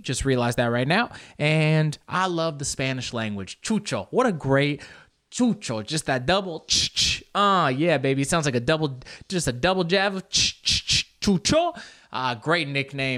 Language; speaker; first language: English; early bilingual, other home language; Spanish